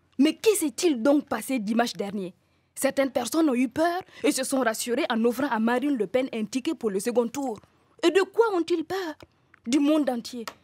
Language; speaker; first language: French; non-native, local second language; Mossi